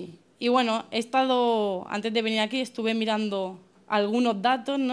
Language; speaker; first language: Spanish; native; Spanish